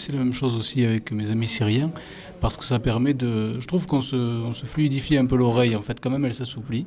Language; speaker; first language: French; native; French